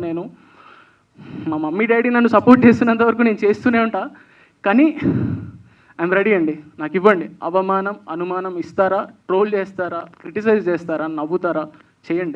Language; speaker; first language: Telugu; native; Telugu